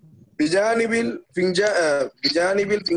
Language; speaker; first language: Arabic; non-native, learner; Bangla